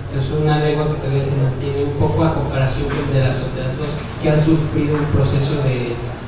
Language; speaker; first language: Spanish; non-native, local second language; Tzotzil